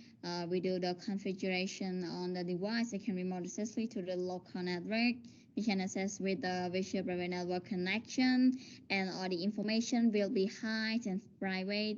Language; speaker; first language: English; non-native, learner; Khmer